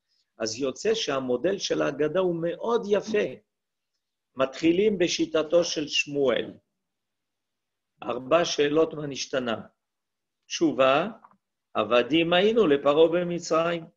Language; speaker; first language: Hebrew; non-native, fluent; French